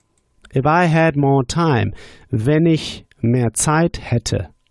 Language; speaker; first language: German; non-native, fluent; English